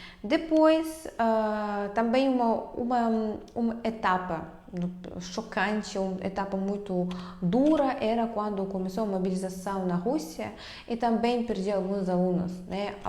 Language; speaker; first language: Portuguese; non-native, fluent; Russian